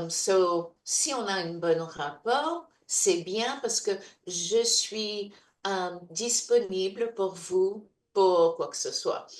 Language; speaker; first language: French; non-native, fluent; English